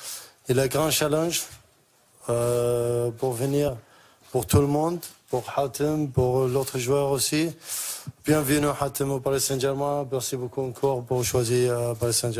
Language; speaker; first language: French; non-native, learner; Arabic